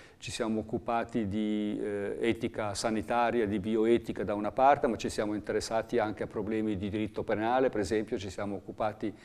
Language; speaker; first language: Italian; native; Italian